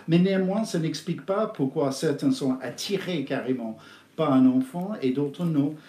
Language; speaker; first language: French; non-native, fluent; English